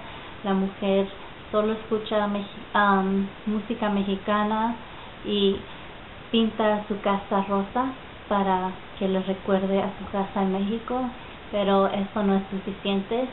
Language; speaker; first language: Spanish; early bilingual, heritage; Spanish